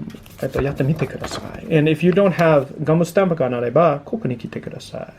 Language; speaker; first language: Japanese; non-native, learner; English